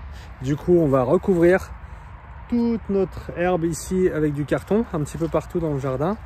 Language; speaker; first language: French; native; French